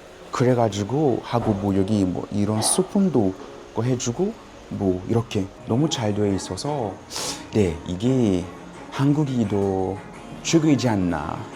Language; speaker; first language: Korean; non-native, fluent; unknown